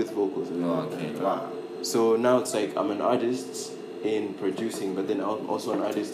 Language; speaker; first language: English; non-native, local second language; Nyanja